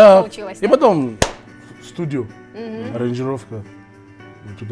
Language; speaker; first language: Russian; non-native, learner; English